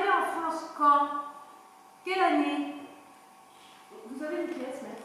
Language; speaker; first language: French; native; French